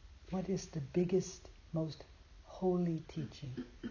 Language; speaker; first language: English; native; English